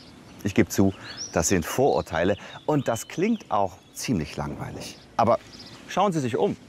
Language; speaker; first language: German; native; German